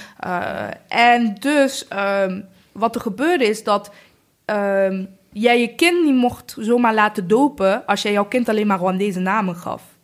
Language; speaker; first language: Dutch; early bilingual, other home language; Kinyarwanda